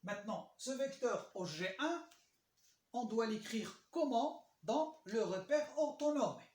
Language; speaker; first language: French; non-native, local second language; Arabic